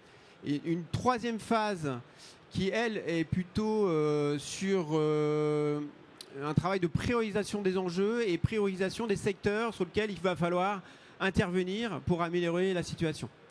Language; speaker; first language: French; native; French